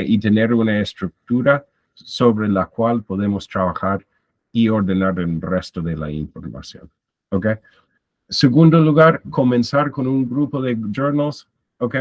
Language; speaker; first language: Spanish; non-native, fluent; English